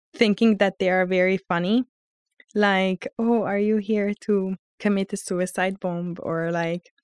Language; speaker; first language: English; early bilingual, heritage; Armenian